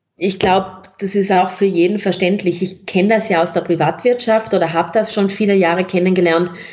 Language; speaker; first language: German; native; German